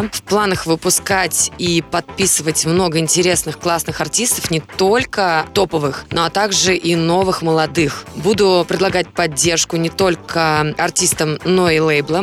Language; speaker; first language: Russian; native; Russian